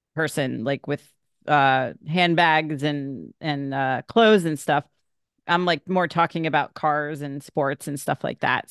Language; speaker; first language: English; native; English